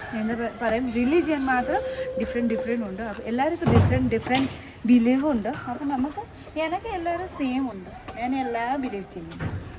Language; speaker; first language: Malayalam; non-native, learner; Nepali